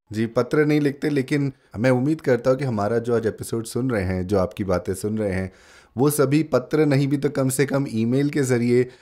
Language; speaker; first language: Hindi; native; Hindi